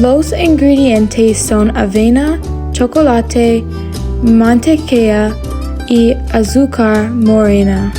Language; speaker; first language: Spanish; non-native, learner; English